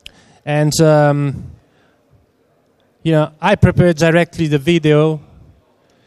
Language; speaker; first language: English; non-native, fluent; Italian